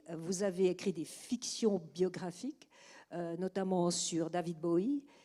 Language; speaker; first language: French; native; French